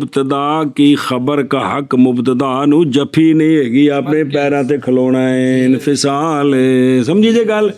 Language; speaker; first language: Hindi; non-native, local second language; Punjabi